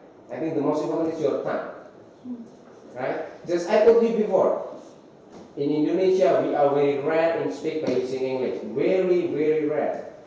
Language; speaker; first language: English; non-native, fluent; Indonesian